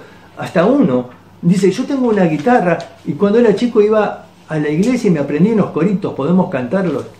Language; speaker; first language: Spanish; native; Spanish